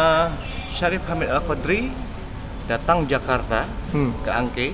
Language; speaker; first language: Indonesian; native; Indonesian